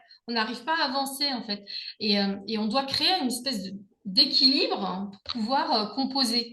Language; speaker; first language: French; native; French